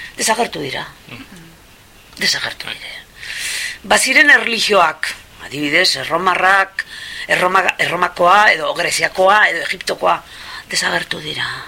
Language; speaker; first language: Basque; non-native, local second language; Spanish